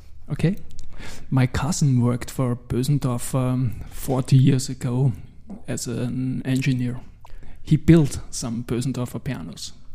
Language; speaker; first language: English; non-native, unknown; German